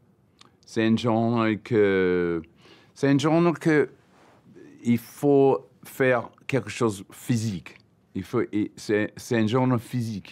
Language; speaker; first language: French; non-native, learner; English